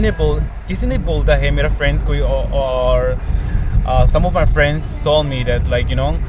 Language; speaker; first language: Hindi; non-native, local second language; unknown